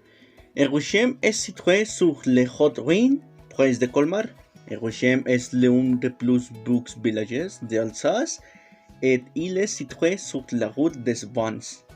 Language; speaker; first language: French; non-native, learner; Spanish